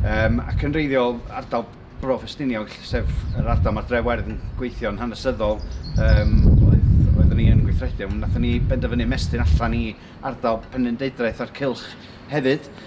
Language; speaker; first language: Welsh; native; Welsh